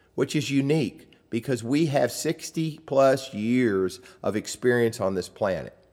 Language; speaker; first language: English; native; English